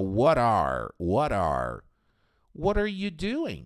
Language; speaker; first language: English; non-native, fluent; Portuguese